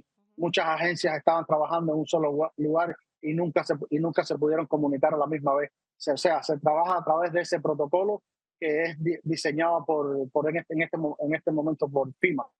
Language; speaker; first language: Spanish; native; Spanish